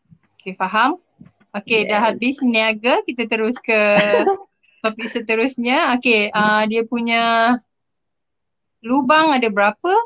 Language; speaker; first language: Malay; native; Malay